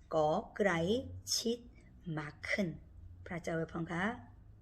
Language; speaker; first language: Thai; non-native, learner; Korean